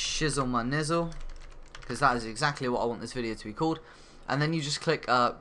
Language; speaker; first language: English; native; English